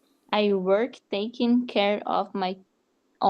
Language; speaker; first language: English; non-native, learner; Portuguese